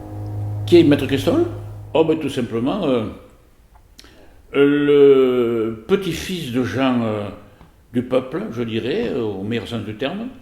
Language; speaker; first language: French; native; French